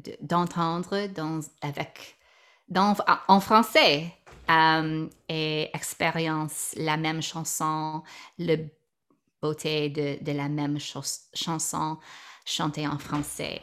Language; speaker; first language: French; non-native, learner; English